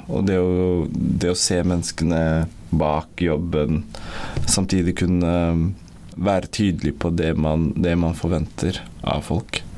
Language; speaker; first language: Norwegian; early bilingual, other home language; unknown